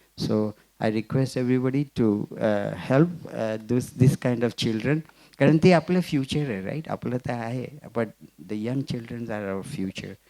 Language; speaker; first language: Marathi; non-native, local second language; Gujarati